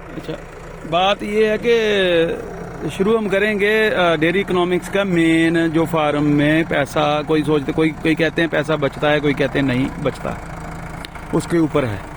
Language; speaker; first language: Hindi; non-native, local second language; Punjabi